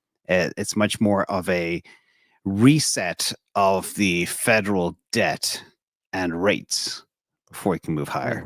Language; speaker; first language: English; native; English